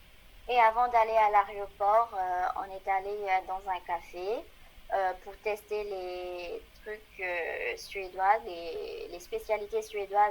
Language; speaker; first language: French; non-native, fluent; Burmese